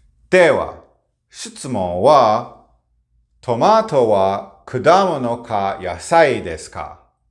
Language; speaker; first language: Japanese; non-native, learner; English